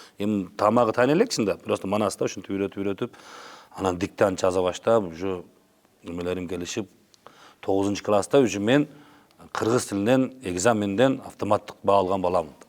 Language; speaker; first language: Kyrgyz; non-native, local second language; Uzbek